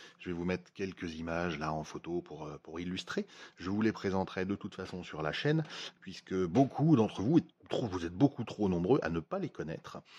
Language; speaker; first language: French; native; French